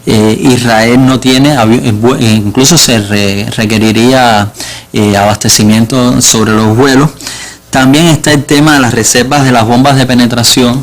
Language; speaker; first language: Spanish; native; Spanish